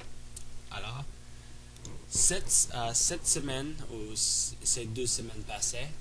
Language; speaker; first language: French; non-native, learner; English